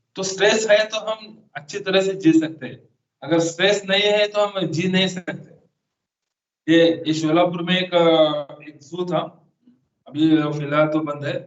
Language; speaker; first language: Hindi; non-native, local second language; Marathi